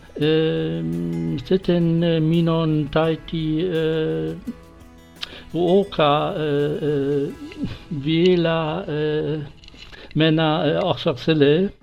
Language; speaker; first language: Finnish; non-native, learner; German